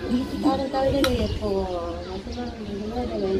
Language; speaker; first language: Korean; native; Korean